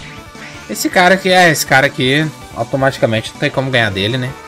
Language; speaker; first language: Portuguese; native; Portuguese